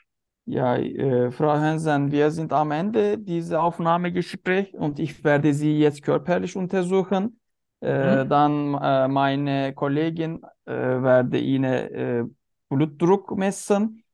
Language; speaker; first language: German; non-native, learner; Turkish